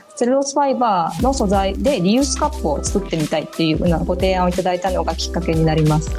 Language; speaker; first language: Japanese; native; Japanese